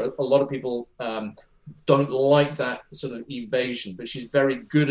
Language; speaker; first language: English; native; English